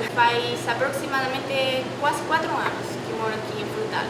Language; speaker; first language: Portuguese; non-native, fluent; Spanish